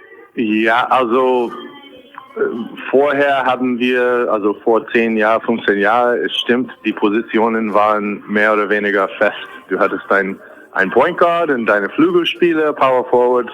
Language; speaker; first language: German; non-native, fluent; English